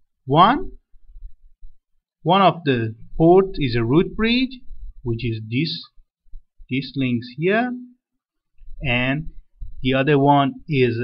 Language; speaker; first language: English; non-native, fluent; Persian